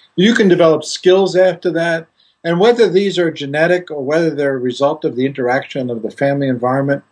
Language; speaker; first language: English; non-native, fluent; Greek